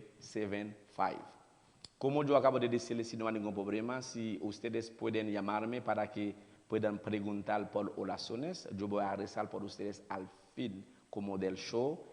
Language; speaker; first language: Spanish; non-native, learner; Haitian Creole